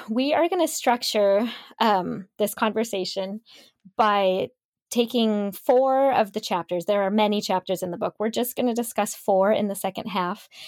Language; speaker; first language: English; native; English